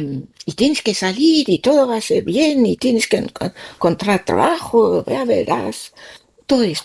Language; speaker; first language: Spanish; non-native, learner; Danish